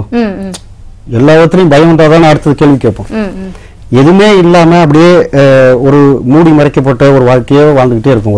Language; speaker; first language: Tamil; native; Tamil